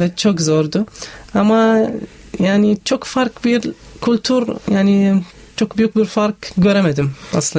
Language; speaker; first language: Turkish; non-native, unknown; Arabic